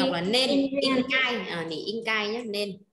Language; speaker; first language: Vietnamese; native; Vietnamese